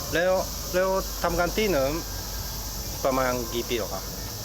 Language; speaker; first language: Thai; non-native, learner; Japanese